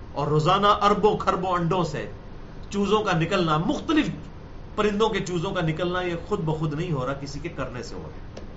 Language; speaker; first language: Urdu; native; Urdu